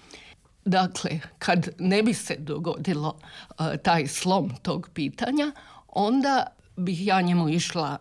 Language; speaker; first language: Serbian; native; Serbian